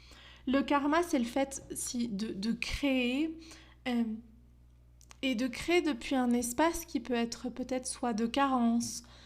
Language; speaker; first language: French; native; French